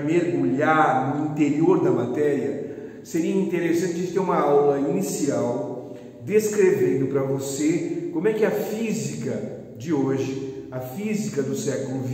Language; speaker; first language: Portuguese; native; Portuguese